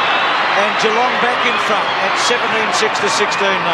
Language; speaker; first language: English; native; English